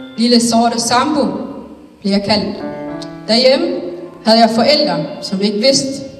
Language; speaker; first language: Danish; early bilingual, other home language; Somali